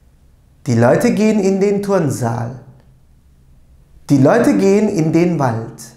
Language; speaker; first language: German; non-native, fluent; Turkish